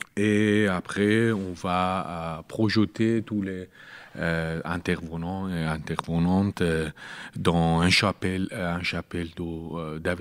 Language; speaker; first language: French; non-native, learner; Persian